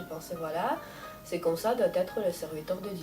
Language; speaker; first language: French; non-native, fluent; Russian